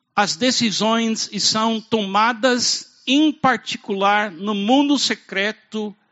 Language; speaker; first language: Portuguese; non-native, fluent; English